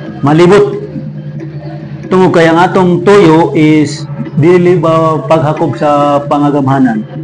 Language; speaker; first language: Cebuano; non-native, local second language; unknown